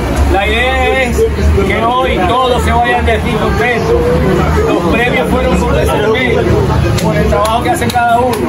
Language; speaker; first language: Spanish; native; Spanish